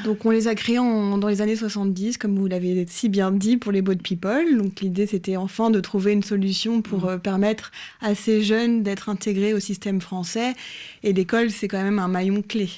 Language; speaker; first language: French; native; French